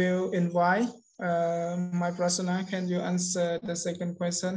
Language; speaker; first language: English; non-native, learner; Khmer